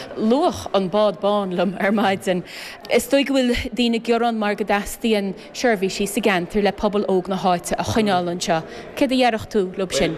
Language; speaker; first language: Irish; native; Irish